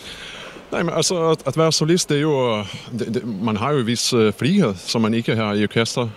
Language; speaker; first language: Danish; non-native, fluent; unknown